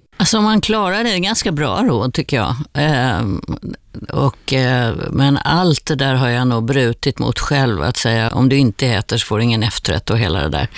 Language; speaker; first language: Swedish; native; Swedish